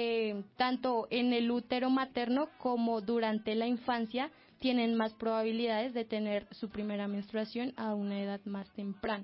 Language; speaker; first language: Spanish; native; Spanish